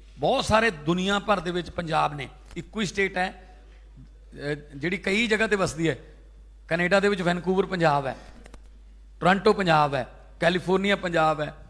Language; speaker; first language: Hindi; non-native, local second language; Punjabi